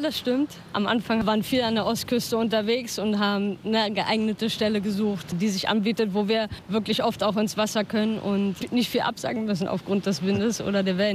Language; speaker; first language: German; native; German